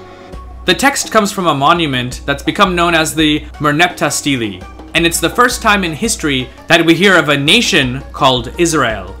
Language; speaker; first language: English; native; English